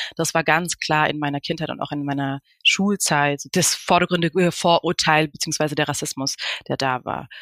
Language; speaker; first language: German; native; German